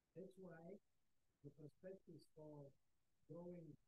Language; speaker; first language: English; non-native, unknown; Bulgarian